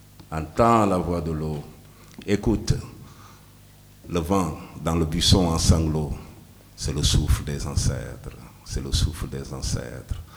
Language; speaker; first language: French; non-native, local second language; Wolof